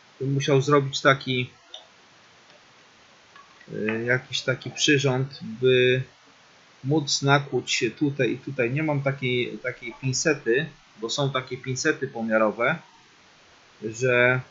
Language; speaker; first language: Polish; native; Polish